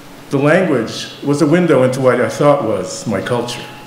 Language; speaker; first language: English; native; English